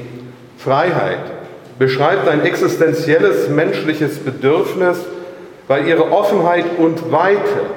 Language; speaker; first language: German; native; German